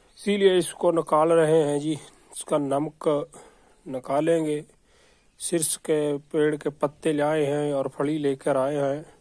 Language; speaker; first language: Hindi; non-native, local second language; Punjabi